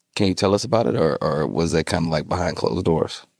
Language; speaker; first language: English; native; English